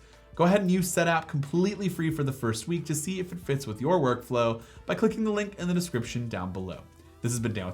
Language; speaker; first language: English; native; English